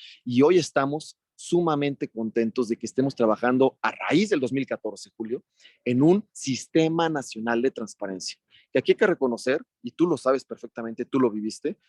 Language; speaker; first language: Spanish; native; Spanish